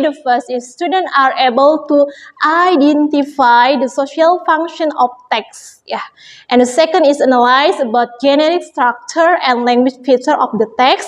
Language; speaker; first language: English; non-native, learner; Indonesian